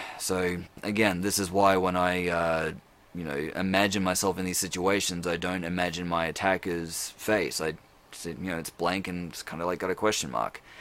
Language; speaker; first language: English; native; English